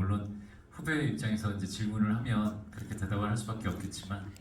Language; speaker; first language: Korean; native; Korean